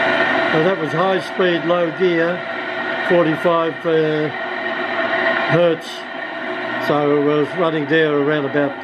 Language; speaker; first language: English; native; English